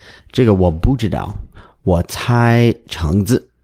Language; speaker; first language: Chinese; non-native, learner; English